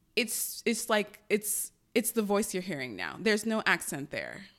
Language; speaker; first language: English; early bilingual, other home language; Yoruba